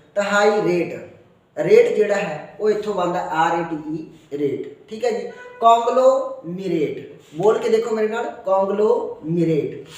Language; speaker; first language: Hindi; non-native, local second language; Punjabi